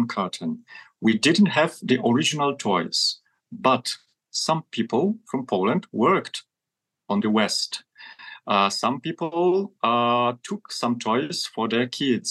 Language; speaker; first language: English; non-native, fluent; Polish